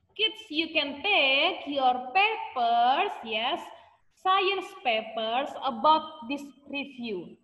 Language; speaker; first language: English; non-native, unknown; Indonesian